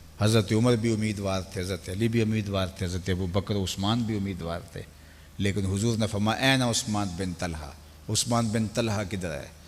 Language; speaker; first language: Urdu; non-native, local second language; Punjabi